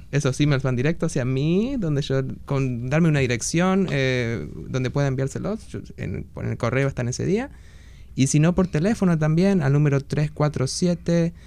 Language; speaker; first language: Spanish; native; Spanish